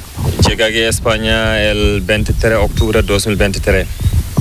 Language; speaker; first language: Spanish; non-native, learner; Fula